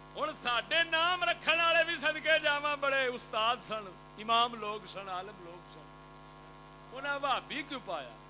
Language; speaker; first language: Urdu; non-native, local second language; Punjabi